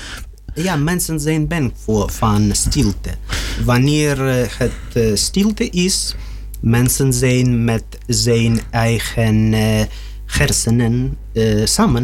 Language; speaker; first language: Dutch; non-native, learner; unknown